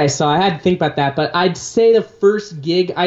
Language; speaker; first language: English; native; English